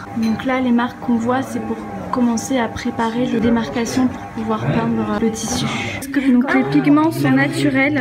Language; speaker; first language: French; native; French